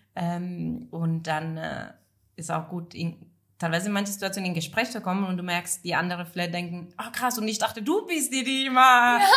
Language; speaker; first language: German; non-native, fluent; Italian